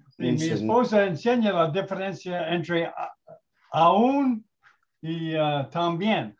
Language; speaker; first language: Spanish; non-native, learner; English